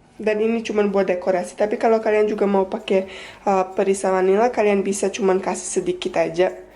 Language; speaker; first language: Indonesian; non-native, fluent; Bosnian